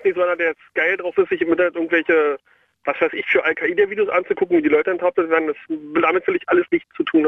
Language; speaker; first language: German; native; German